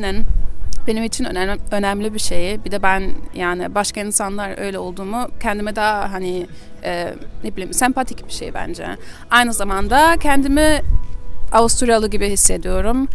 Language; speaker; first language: Turkish; early bilingual, heritage; German